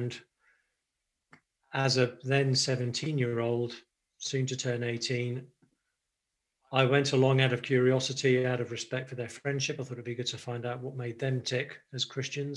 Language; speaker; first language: English; native; English